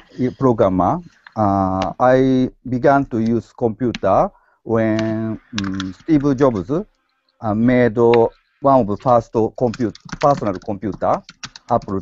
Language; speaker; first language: English; non-native, learner; Japanese